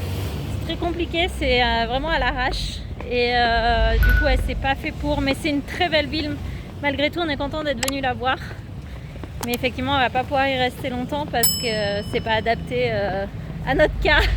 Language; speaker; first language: French; native; French